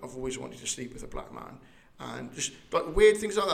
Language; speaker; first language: English; native; English